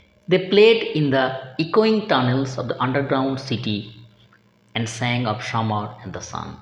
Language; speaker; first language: English; non-native, local second language; Bangla